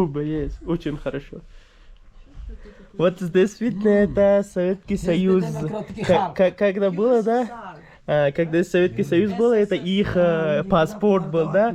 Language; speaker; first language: Russian; non-native, learner; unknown